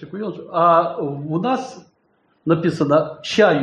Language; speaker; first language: Polish; non-native, learner; Russian